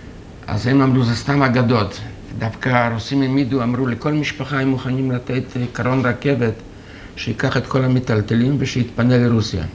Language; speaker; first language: Hebrew; non-native, fluent; Yiddish